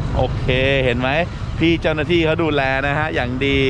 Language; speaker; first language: Thai; native; Thai